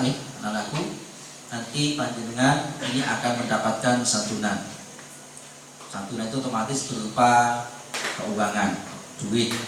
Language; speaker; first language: Indonesian; native; Indonesian